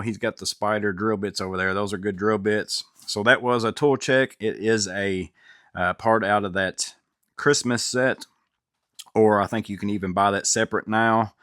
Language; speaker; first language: English; native; English